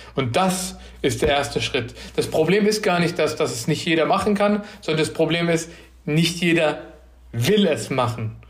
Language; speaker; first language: German; early bilingual, other home language; Turkish